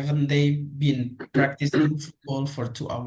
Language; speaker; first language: English; non-native, fluent; Indonesian